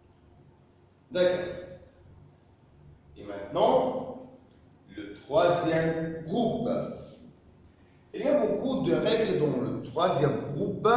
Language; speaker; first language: French; non-native, fluent; Arabic